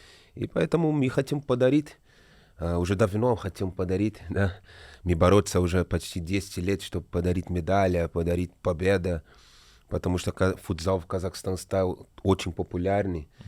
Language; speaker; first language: Russian; non-native, learner; Portuguese